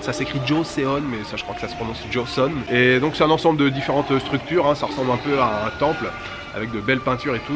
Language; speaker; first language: French; native; French